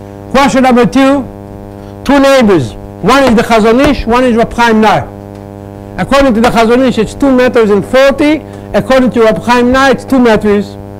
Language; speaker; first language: English; non-native, learner; Hebrew